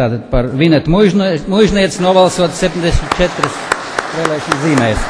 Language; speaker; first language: Latvian; native; Latvian